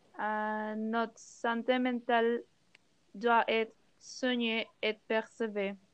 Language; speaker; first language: French; non-native, learner; Spanish